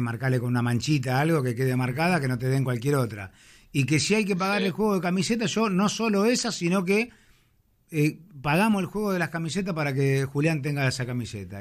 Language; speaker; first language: Spanish; native; Spanish